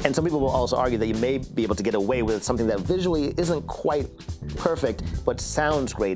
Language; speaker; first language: English; native; English